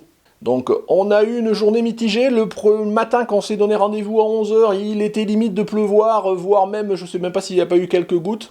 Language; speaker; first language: French; native; French